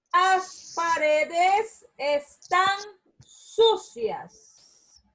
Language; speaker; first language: Spanish; non-native, learner; Portuguese